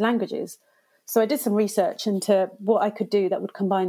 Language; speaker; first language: English; native; English